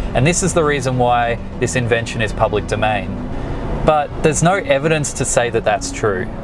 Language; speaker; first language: English; native; English